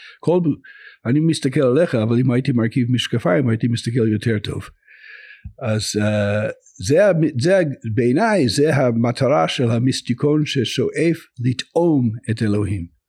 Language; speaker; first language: Hebrew; non-native, fluent; English